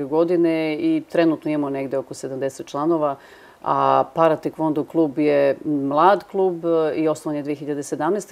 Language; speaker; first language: Serbian; native; Serbian